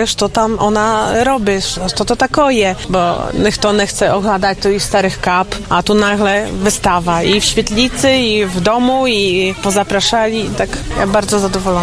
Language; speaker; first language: Polish; non-native, local second language; Ukrainian